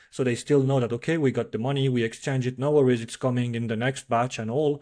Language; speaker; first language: English; non-native, fluent; French